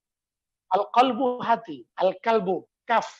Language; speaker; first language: Arabic; non-native, fluent; Indonesian